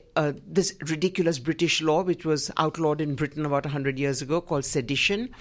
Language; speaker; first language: English; non-native, local second language; Gujarati